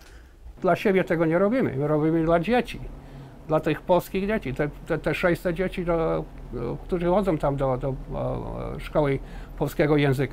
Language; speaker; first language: Polish; early bilingual, heritage; Polish